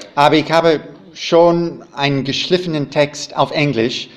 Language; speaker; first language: German; non-native, fluent; English